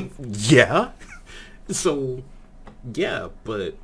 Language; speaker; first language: English; native; English